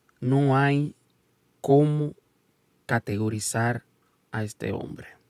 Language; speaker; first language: Spanish; early bilingual, heritage; Spanish